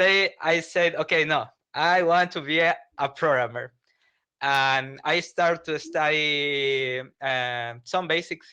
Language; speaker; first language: English; non-native, learner; Spanish